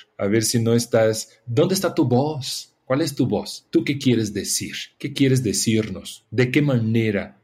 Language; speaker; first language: Spanish; non-native, fluent; Portuguese